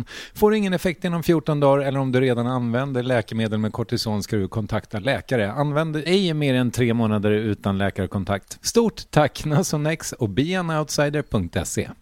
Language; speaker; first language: Swedish; native; Swedish